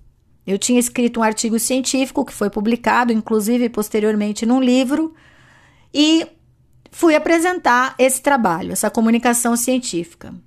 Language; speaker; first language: Portuguese; native; Portuguese